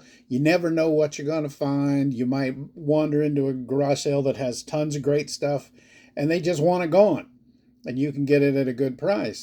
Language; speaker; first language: English; native; English